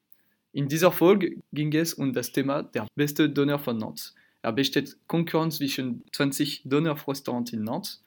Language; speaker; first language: German; non-native, learner; French